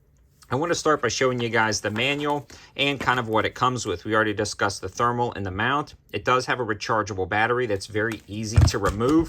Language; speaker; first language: English; native; English